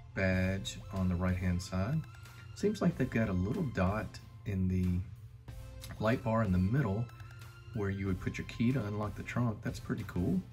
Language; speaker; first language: English; native; English